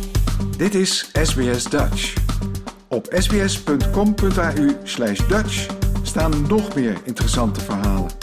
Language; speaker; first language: Dutch; native; Dutch